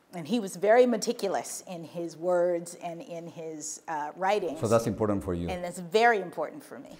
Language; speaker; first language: English; native; English